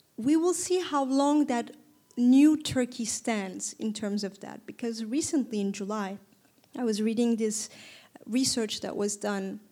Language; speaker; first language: English; non-native, fluent; Turkish